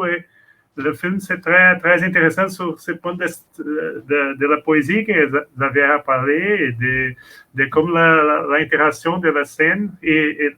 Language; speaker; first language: French; non-native, learner; Portuguese